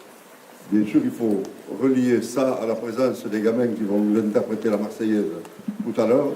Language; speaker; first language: French; native; French